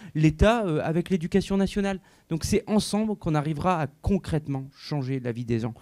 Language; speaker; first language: French; native; French